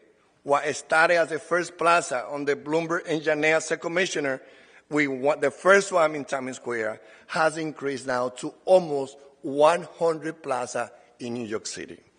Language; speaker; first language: English; non-native, fluent; Spanish